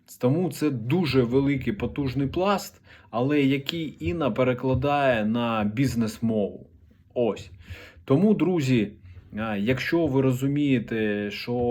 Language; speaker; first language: Ukrainian; non-native, local second language; Russian